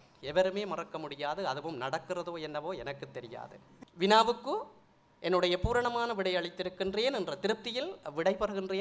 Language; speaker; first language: Tamil; native; Tamil